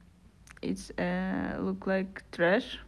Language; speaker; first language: English; non-native, learner; Russian